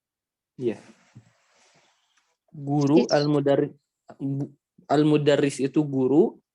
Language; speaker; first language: Arabic; non-native, fluent; Indonesian